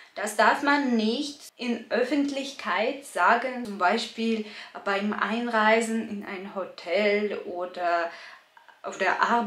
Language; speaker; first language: German; non-native, fluent; Russian